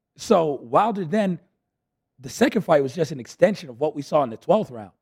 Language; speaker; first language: English; early bilingual, other home language; Spanish